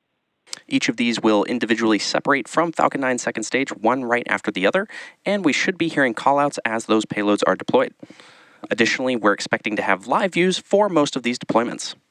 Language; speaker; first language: English; native; English